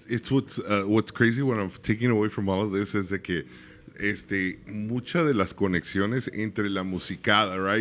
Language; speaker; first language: English; early bilingual, other home language; Spanish